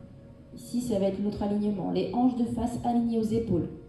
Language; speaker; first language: French; native; French